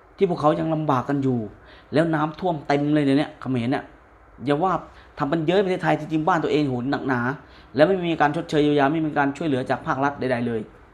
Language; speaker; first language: Thai; native; Thai